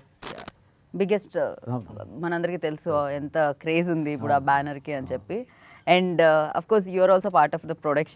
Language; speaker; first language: Telugu; native; Telugu